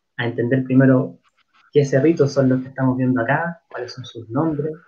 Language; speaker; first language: Spanish; native; Spanish